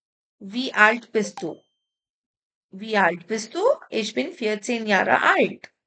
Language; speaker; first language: German; non-native, fluent; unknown